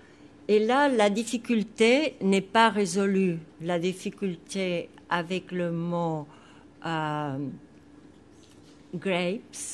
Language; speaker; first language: French; non-native, fluent; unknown